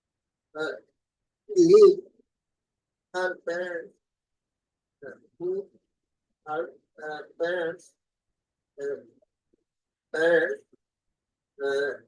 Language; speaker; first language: English; non-native, learner; Bangla